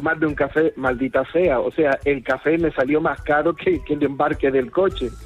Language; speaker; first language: Spanish; native; Spanish